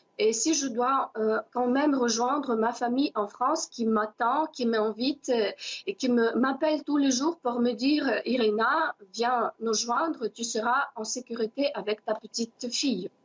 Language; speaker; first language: French; non-native, fluent; Ukrainian